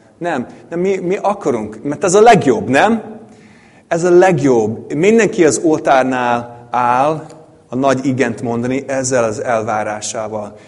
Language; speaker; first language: Hungarian; native; Hungarian